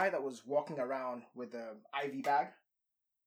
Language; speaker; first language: English; non-native, local second language; Yoruba